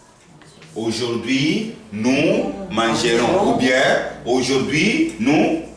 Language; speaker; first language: French; non-native, fluent; Korean